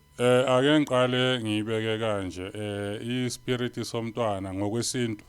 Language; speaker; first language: Zulu; native; Zulu